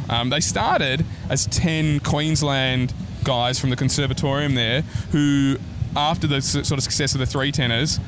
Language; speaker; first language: English; native; English